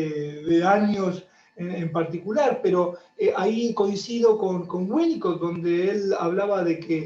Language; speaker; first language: Spanish; native; Spanish